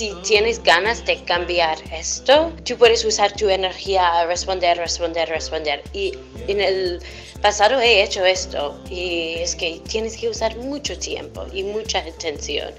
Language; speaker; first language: Spanish; non-native, fluent; English